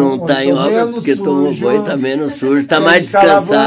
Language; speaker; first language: Portuguese; native; Portuguese